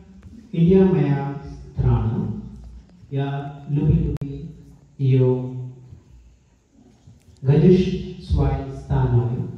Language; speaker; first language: Russian; non-native, learner; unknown